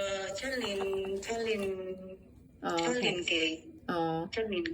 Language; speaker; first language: Cantonese; non-native, learner; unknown